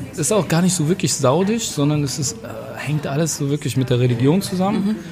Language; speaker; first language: German; early bilingual, other home language; Arabic